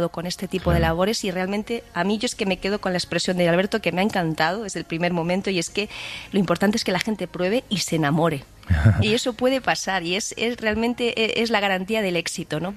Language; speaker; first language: Spanish; native; Spanish